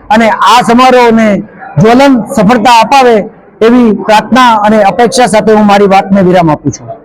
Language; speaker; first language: Gujarati; non-native, local second language; Sindhi